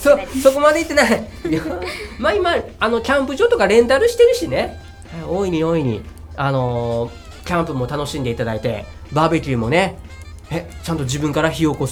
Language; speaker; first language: Japanese; native; Japanese